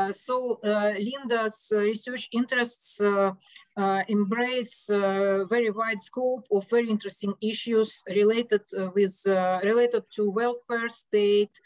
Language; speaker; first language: English; non-native, fluent; Russian